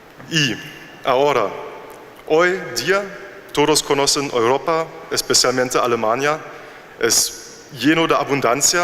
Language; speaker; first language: Spanish; non-native, fluent; German